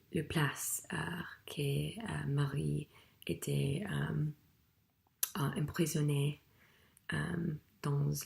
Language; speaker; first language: French; non-native, learner; English